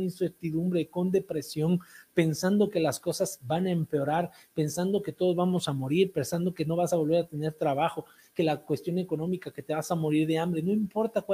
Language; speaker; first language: Spanish; native; Spanish